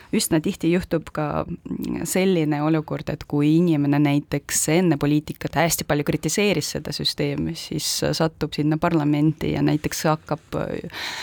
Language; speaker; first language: Estonian; non-native, local second language; Russian